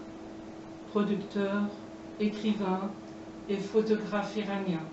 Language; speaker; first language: French; non-native, fluent; Persian